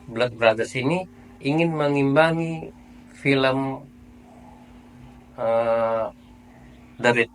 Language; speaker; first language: Indonesian; native; Indonesian